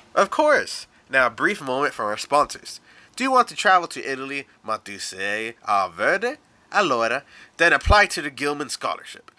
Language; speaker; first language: English; native; English